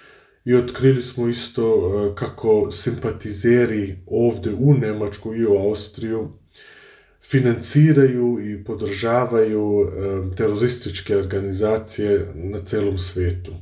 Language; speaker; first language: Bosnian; early bilingual, heritage; Bosnian